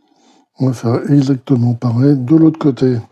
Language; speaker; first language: French; native; French